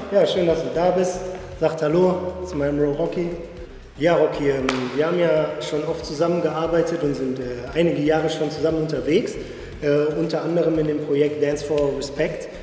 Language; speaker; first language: German; native; German